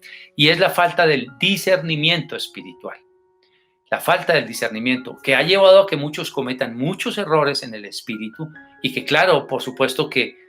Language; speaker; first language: Spanish; native; Spanish